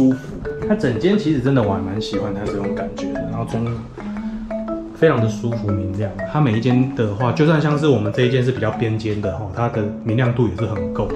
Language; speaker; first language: Chinese; native; Chinese